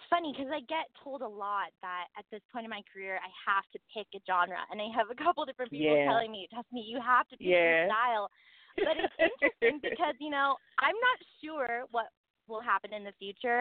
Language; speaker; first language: English; native; English